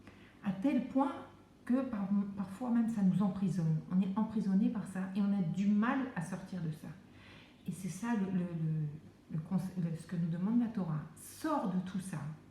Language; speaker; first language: French; native; French